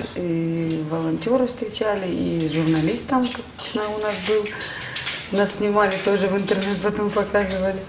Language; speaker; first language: Ukrainian; non-native, local second language; Russian